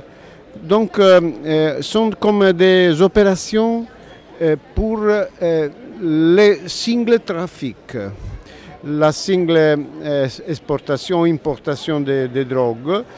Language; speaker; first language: French; non-native, learner; Italian